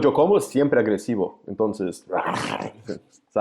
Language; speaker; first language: Spanish; non-native, fluent; Portuguese